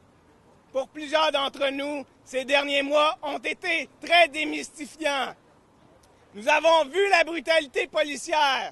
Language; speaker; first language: French; native; French